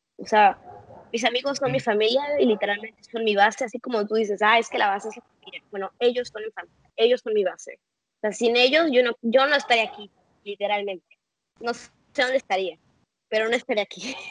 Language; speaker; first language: Spanish; native; Spanish